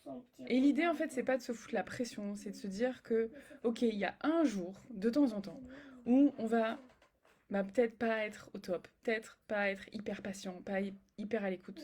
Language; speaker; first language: French; native; French